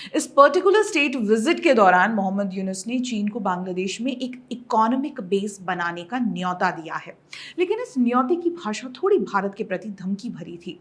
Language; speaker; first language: Hindi; native; Hindi